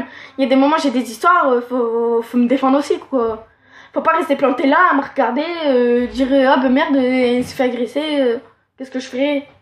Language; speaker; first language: French; native; French